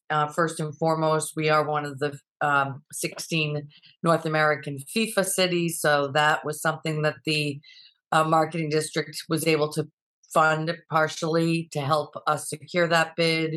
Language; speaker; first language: English; native; English